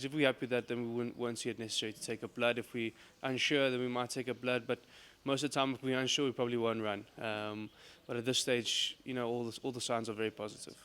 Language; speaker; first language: English; native; English